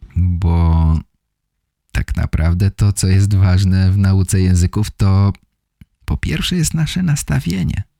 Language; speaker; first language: Polish; native; Polish